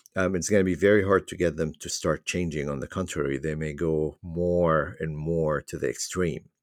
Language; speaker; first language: English; non-native, fluent; Arabic